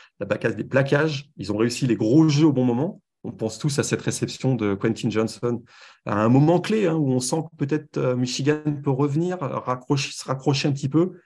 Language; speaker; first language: French; native; French